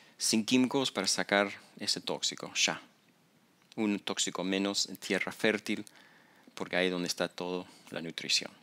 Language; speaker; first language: Spanish; non-native, fluent; English